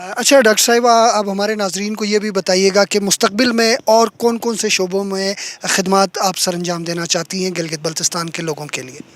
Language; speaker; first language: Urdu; native; Urdu